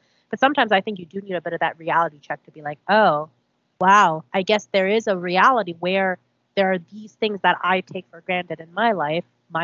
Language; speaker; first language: English; early bilingual, other home language; Korean